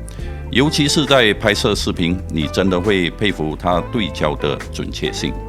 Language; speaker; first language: Chinese; native; Chinese